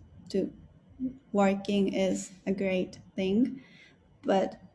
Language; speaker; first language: English; non-native, learner; Japanese